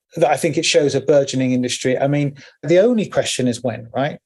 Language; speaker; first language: English; native; English